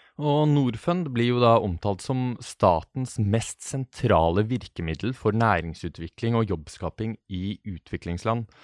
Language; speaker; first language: Norwegian; native; Norwegian